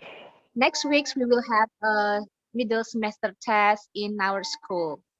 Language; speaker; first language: English; non-native, learner; Indonesian